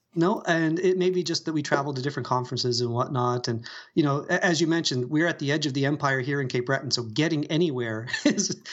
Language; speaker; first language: English; native; English